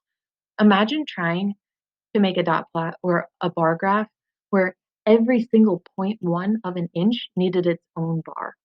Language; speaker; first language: English; native; English